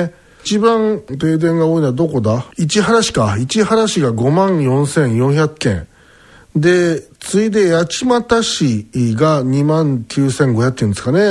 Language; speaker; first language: Japanese; native; Japanese